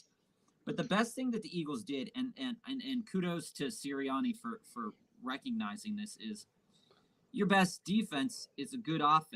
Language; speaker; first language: English; native; English